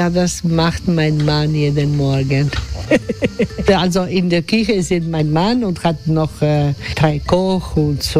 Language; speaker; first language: German; non-native, learner; Croatian